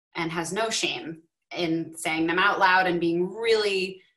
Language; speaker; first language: English; native; English